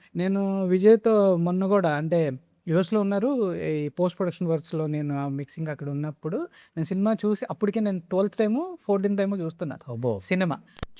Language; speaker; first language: Telugu; native; Telugu